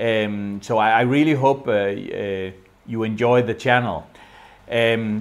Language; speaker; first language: English; non-native, fluent; Danish